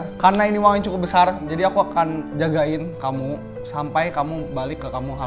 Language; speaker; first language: Indonesian; native; Indonesian